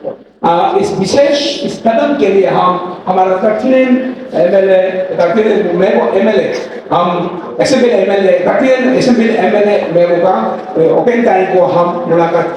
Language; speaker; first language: Hindi; non-native, local second language; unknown